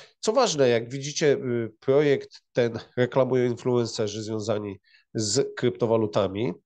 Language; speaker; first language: Polish; native; Polish